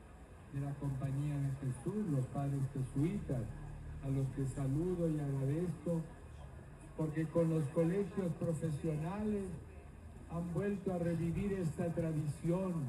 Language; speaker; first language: Spanish; native; Spanish